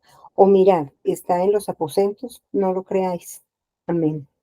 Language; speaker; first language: Spanish; native; Spanish